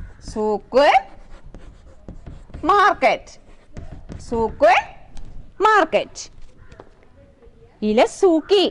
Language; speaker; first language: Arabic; non-native, fluent; Malayalam